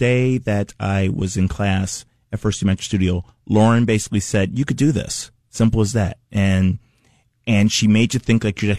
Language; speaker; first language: English; native; English